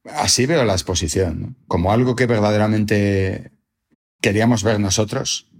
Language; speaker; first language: Spanish; native; Spanish